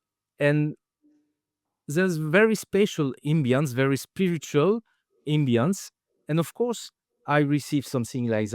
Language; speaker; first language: English; non-native, fluent; French